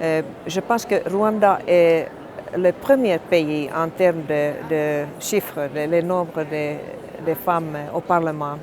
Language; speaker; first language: French; non-native, fluent; Finnish